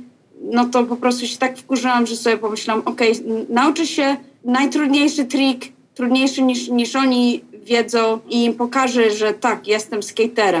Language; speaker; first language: Polish; early bilingual, heritage; Polish